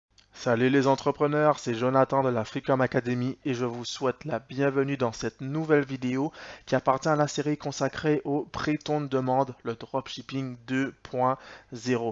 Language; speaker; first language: French; native; French